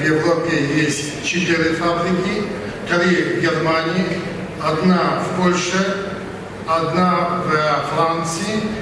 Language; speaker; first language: Russian; non-native, learner; Polish